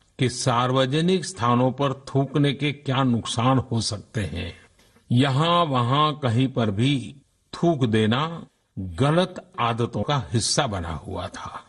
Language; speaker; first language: Hindi; non-native, local second language; Gujarati